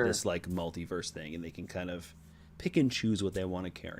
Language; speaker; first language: English; native; English